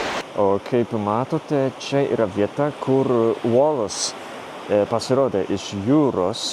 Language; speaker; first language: Lithuanian; non-native, fluent; Japanese